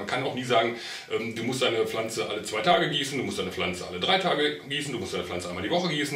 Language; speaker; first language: German; native; German